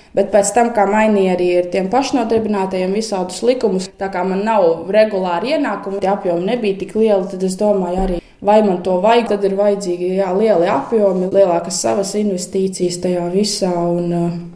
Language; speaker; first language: Latvian; native; Latvian